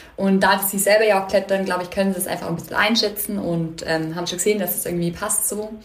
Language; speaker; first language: German; native; German